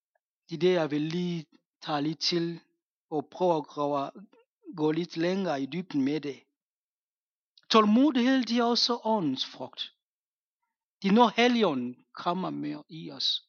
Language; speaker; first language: Danish; non-native, fluent; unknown